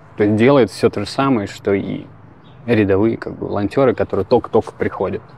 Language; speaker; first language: Russian; native; Russian